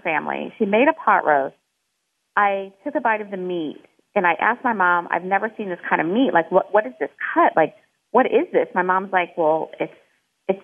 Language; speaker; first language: English; native; English